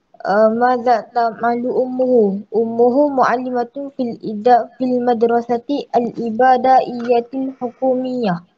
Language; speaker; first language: Arabic; non-native, learner; Malay